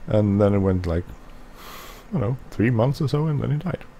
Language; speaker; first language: English; non-native, fluent; Swedish